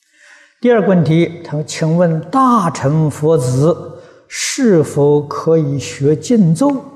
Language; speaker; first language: Chinese; native; Chinese